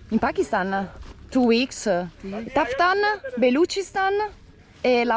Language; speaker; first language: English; non-native, learner; Italian